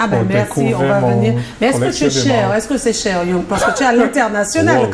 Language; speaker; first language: French; native; French